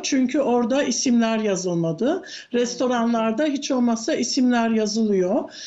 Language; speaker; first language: Turkish; early bilingual, heritage; Turkish